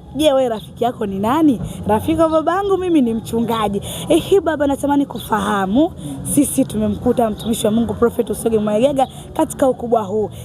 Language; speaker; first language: Swahili; native; Swahili